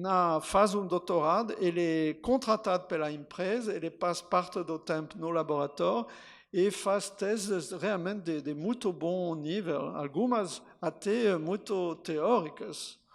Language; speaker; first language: Portuguese; non-native, fluent; French